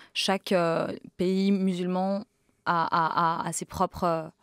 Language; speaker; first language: French; native; French